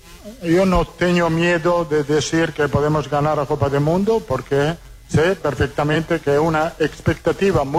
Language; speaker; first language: Portuguese; non-native, fluent; Italian